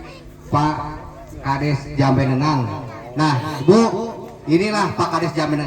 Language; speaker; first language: Indonesian; non-native, local second language; Sundanese